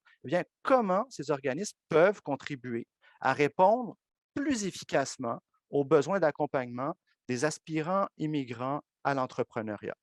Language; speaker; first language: French; native; French